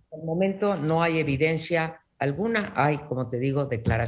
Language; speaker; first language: Spanish; native; Spanish